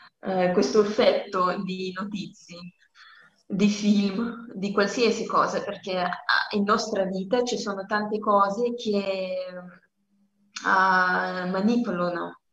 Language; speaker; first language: Italian; non-native, learner; Russian